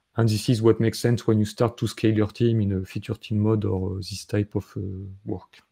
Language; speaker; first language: English; non-native, fluent; French